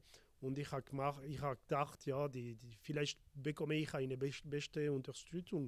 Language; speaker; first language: German; non-native, local second language; French